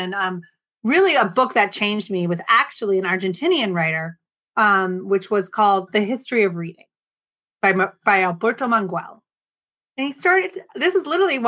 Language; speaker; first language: English; native; English